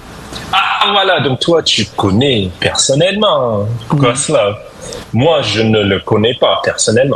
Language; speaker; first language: French; non-native, fluent; English